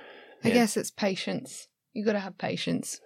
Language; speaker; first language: English; native; English